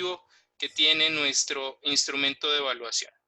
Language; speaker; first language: Spanish; native; Spanish